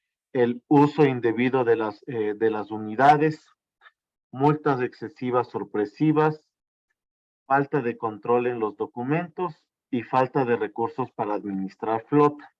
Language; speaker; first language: Spanish; native; Spanish